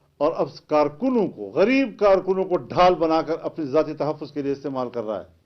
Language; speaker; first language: Urdu; non-native, local second language; Pashto